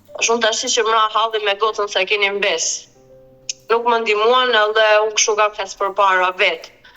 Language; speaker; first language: Albanian; early bilingual, heritage; Albanian